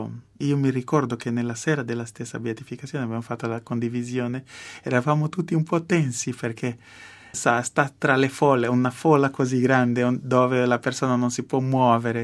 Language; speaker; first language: Italian; non-native, fluent; Portuguese